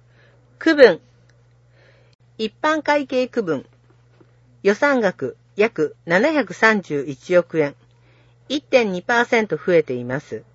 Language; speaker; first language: Japanese; native; Japanese